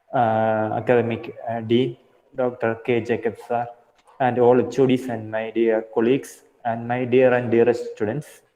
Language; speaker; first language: English; non-native, local second language; Malayalam